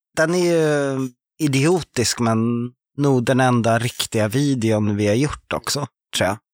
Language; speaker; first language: Swedish; non-native, fluent; French